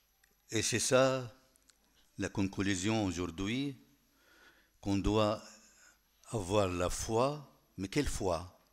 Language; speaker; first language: French; non-native, fluent; Arabic